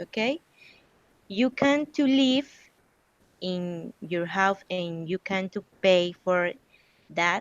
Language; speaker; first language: English; non-native, learner; Spanish